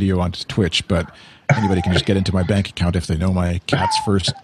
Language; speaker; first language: English; native; English